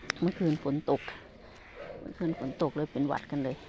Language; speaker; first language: Thai; native; Thai